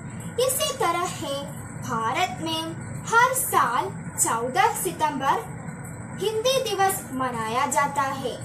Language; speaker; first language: Hindi; non-native, local second language; Malayalam